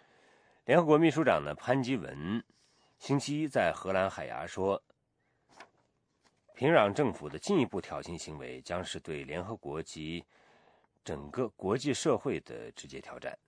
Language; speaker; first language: Chinese; native; Chinese